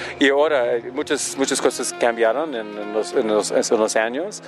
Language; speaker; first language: Spanish; non-native, learner; English